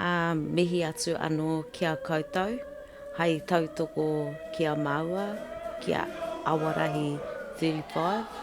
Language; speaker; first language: Māori; non-native, local second language; English